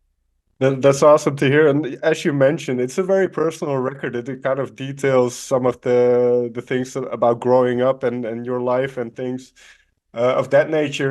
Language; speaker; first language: English; non-native, fluent; Dutch